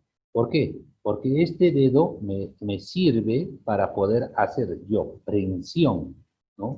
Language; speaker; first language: Spanish; native; Spanish